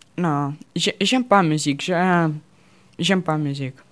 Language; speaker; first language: French; non-native, learner; Russian